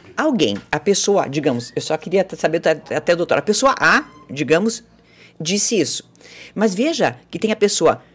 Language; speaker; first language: Portuguese; native; Portuguese